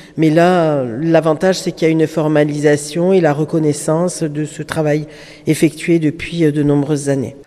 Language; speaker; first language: French; native; French